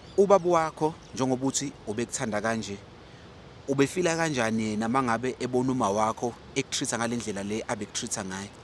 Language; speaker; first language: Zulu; native; Zulu